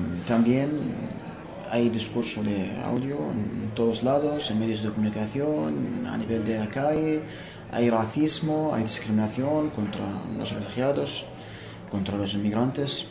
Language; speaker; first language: Spanish; non-native, fluent; Arabic